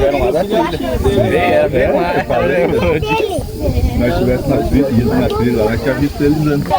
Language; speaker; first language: Portuguese; native; Portuguese